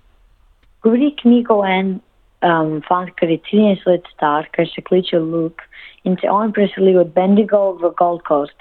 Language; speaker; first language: Slovenian; early bilingual, heritage; Slovenian